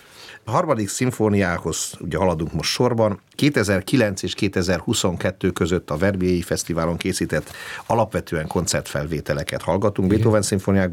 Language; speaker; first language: Hungarian; native; Hungarian